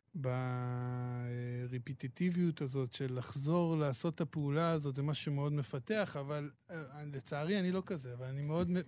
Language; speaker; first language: Hebrew; native; Hebrew